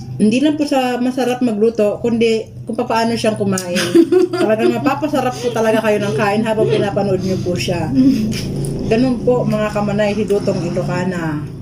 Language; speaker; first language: Filipino; non-native, local second language; Bikol